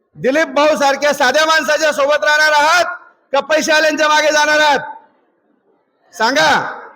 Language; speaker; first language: Marathi; native; Marathi